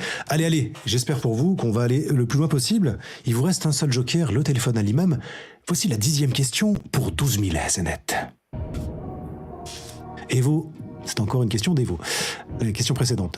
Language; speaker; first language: French; native; French